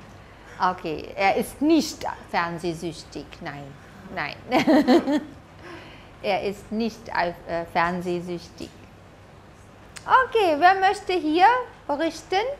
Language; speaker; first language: German; non-native, fluent; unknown